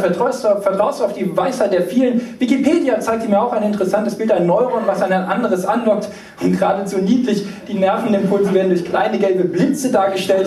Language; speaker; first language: German; native; German